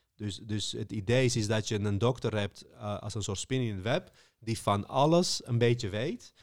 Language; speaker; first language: Dutch; early bilingual, other home language; Armenian